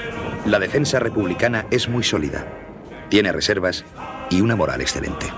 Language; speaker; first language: Spanish; native; Spanish